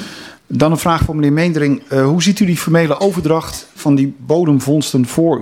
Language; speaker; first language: Dutch; native; Dutch